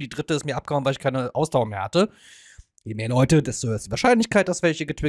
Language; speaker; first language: German; native; German